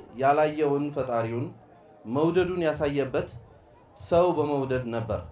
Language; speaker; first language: Amharic; non-native, local second language; Hadiyya